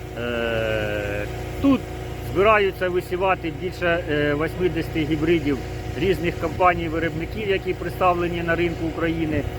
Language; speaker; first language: Ukrainian; native; Ukrainian